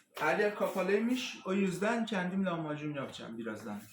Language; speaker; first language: Turkish; non-native, fluent; Persian